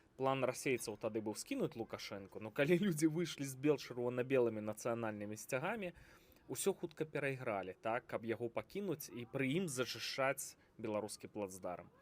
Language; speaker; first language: Belarusian; native; Belarusian